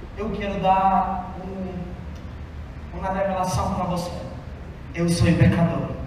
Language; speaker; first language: Portuguese; non-native, fluent; Italian